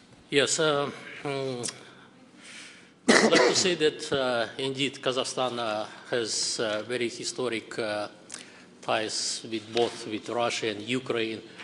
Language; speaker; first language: English; non-native, fluent; Kazakh